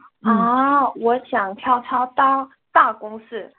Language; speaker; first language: Chinese; non-native, learner; Korean